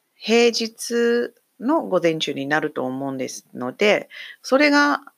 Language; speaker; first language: Japanese; non-native, fluent; English